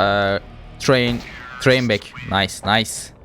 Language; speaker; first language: English; non-native, learner; Turkish